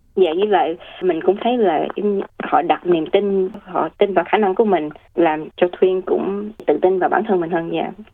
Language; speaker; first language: Vietnamese; early bilingual, heritage; Vietnamese